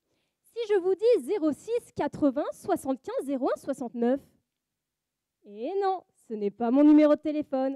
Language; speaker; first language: French; native; French